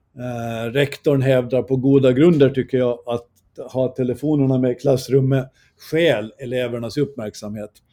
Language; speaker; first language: Swedish; native; Swedish